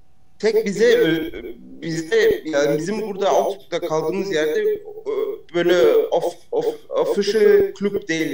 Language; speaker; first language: Turkish; early bilingual, heritage; Turkish